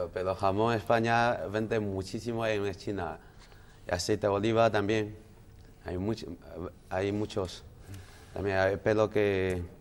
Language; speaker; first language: Spanish; non-native, learner; Chinese